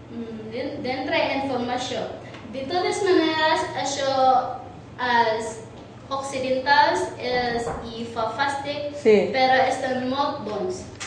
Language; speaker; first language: Catalan; non-native, learner; Cebuano